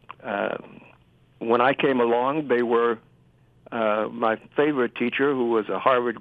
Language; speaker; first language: English; native; English